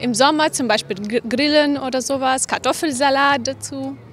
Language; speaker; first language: German; non-native, fluent; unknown